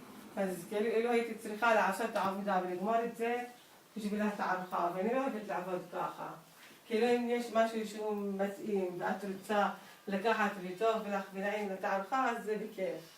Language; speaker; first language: Hebrew; non-native, local second language; Arabic